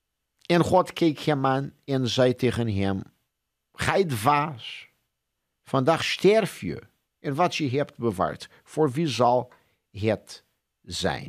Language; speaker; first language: Dutch; non-native, fluent; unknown